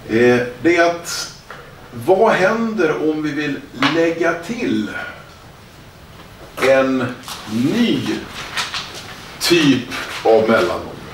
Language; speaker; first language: Swedish; native; Swedish